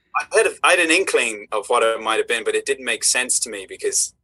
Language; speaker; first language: English; native; English